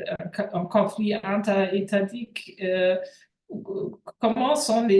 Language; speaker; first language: French; non-native, fluent; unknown